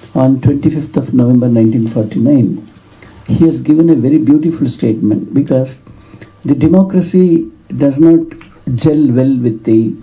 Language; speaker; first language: English; non-native, local second language; Kannada